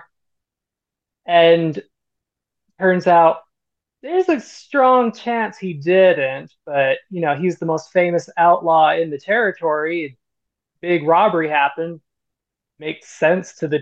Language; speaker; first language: English; native; English